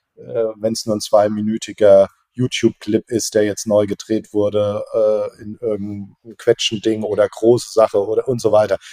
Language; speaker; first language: German; native; German